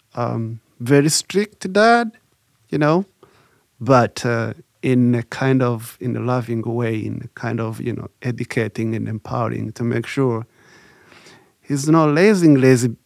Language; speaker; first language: English; non-native, local second language; Kinyarwanda